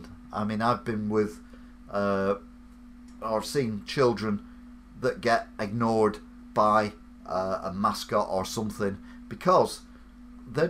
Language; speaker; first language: English; native; English